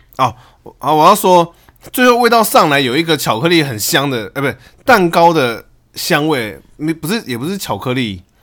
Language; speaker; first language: Chinese; native; Chinese